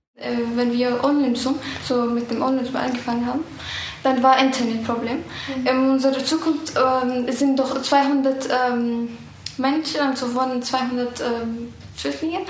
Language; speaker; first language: German; early bilingual, other home language; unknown